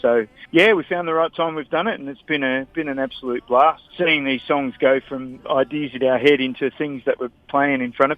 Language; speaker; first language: English; native; English